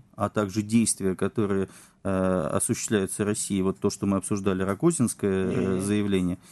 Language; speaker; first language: Russian; native; Russian